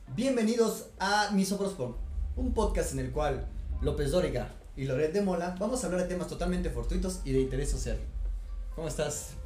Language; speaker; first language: Spanish; native; Spanish